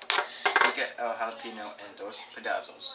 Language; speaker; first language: Spanish; non-native, learner; English